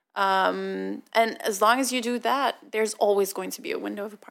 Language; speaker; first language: English; non-native, fluent; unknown